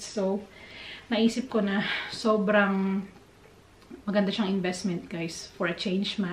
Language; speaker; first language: Filipino; native; Filipino